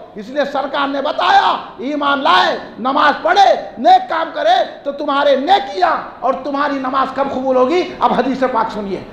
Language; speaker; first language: Urdu; native; Urdu